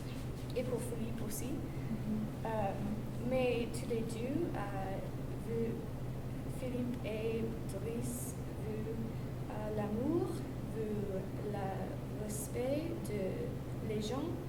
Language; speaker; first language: French; non-native, learner; English